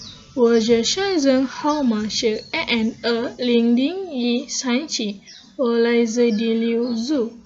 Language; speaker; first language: Chinese; non-native, learner; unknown